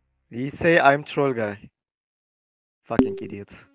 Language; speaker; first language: English; non-native, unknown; Turkish